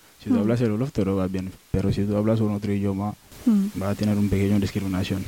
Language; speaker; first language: Spanish; non-native, learner; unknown